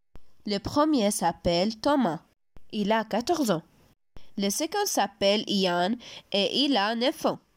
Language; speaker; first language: French; non-native, learner; Arabic